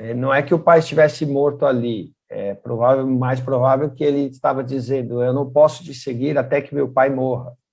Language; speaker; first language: Portuguese; native; Portuguese